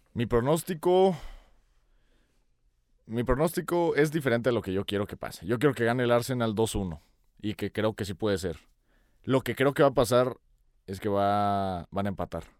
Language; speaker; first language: Spanish; native; Spanish